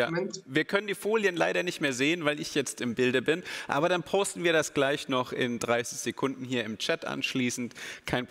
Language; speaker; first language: German; native; German